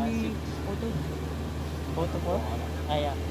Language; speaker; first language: English; non-native, learner; Filipino